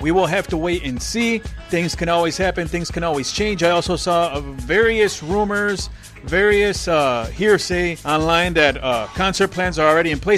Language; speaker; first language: English; early bilingual, other home language; Spanish